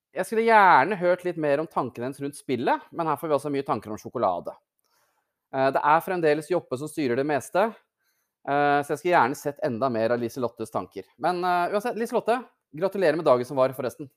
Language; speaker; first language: Norwegian; native; Norwegian